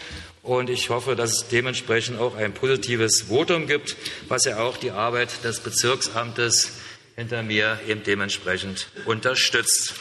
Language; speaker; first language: German; native; German